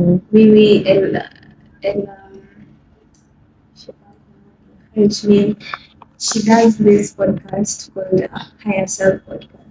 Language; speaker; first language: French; non-native, learner; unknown